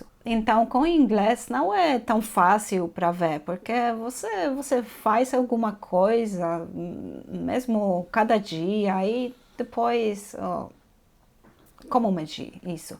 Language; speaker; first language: Portuguese; non-native, fluent; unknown